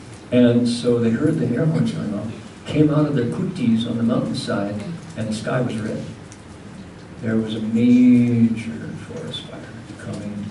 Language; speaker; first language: English; native; English